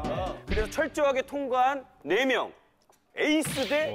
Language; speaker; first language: Korean; native; Korean